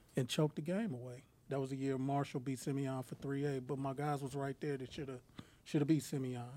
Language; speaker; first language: English; native; English